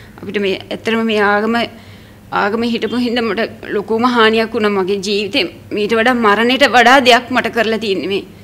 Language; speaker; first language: Sinhala; non-native, local second language; Tamil